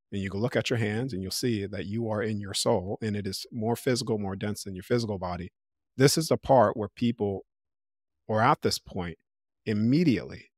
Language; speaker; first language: English; native; English